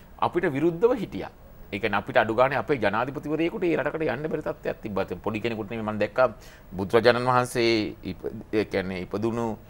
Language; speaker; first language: Sinhala; native; Sinhala